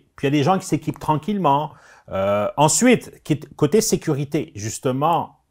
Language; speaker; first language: French; non-native, local second language; Arabic